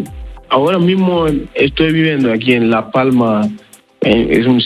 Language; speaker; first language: Spanish; non-native, learner; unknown